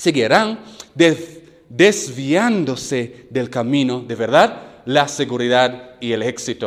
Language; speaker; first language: Spanish; non-native, learner; English